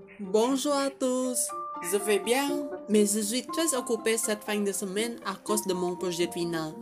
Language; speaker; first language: French; non-native, fluent; Indonesian